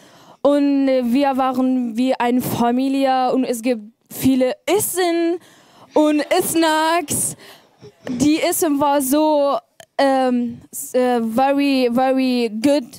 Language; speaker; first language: German; non-native, learner; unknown